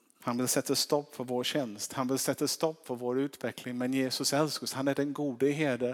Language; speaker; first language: Swedish; non-native, fluent; English